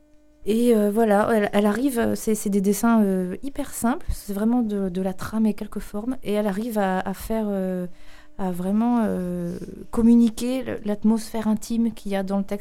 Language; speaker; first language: French; native; French